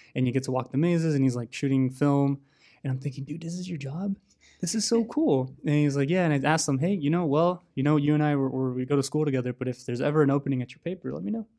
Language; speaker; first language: English; native; English